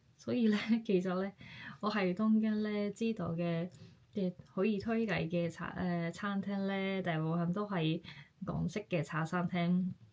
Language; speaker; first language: Cantonese; non-native, fluent; Japanese